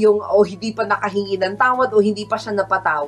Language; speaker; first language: Filipino; native; Filipino